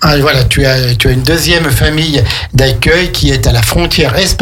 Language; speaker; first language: French; native; French